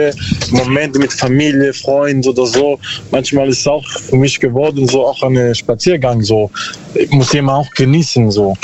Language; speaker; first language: German; non-native, learner; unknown